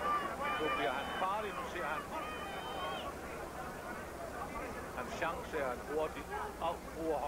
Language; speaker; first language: Danish; native; Danish